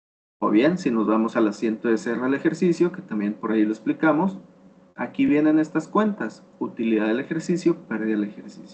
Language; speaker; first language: Spanish; native; Spanish